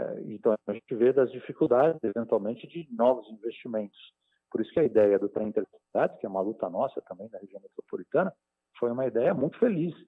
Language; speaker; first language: Portuguese; native; Portuguese